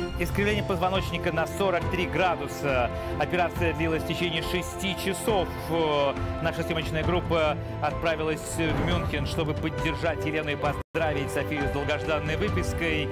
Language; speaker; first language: Russian; native; Russian